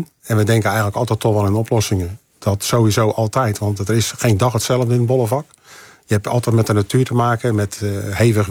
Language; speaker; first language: Dutch; native; Dutch